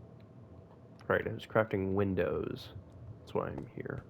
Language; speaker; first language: English; native; English